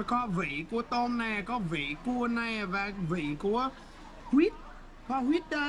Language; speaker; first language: Vietnamese; non-native, fluent; English